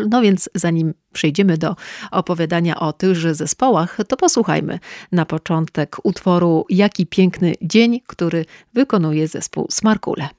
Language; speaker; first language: Polish; native; Polish